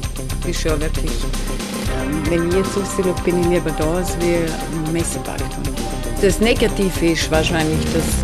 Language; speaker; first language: German; native; German